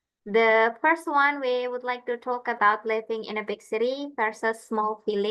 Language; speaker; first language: English; non-native, fluent; Indonesian